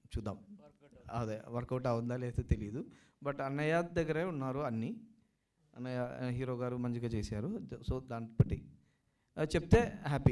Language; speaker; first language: Telugu; non-native, learner; Malayalam